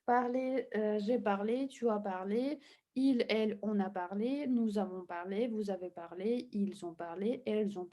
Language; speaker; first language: French; non-native, fluent; Russian